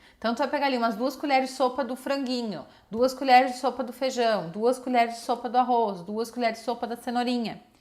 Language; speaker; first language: Portuguese; native; Portuguese